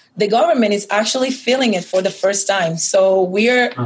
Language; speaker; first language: English; non-native, fluent; Spanish